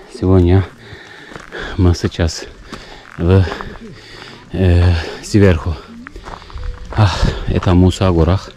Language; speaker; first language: Russian; non-native, learner; Turkish